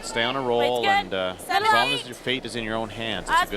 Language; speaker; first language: English; native; English